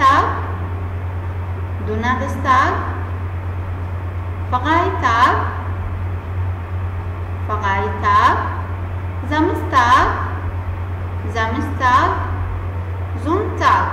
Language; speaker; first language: German; non-native, fluent; Arabic